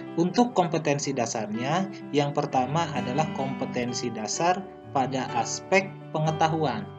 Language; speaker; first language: Indonesian; native; Indonesian